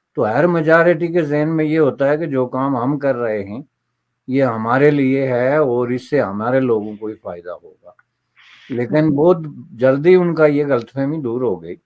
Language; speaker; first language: Urdu; non-native, local second language; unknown